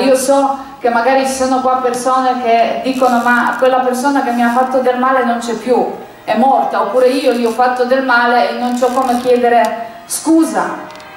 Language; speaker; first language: Italian; non-native, fluent; Polish